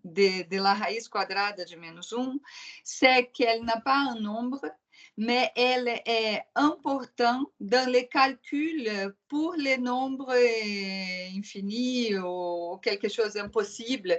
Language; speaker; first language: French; non-native, fluent; Portuguese